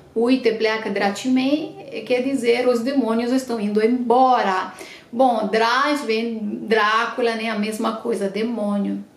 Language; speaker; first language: Portuguese; non-native, fluent; Romanian